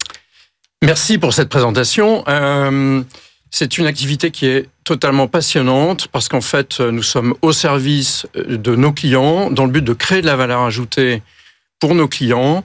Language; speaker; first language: French; native; French